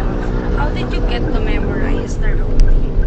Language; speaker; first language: English; non-native, local second language; Filipino